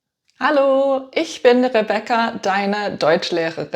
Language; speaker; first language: German; non-native, fluent; English